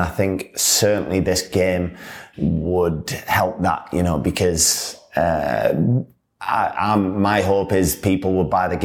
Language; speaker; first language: English; native; English